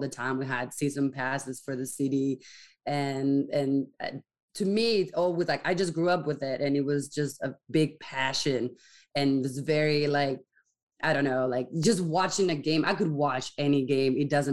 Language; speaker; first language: English; non-native, fluent; Spanish